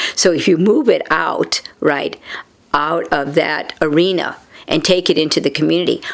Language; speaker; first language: English; native; English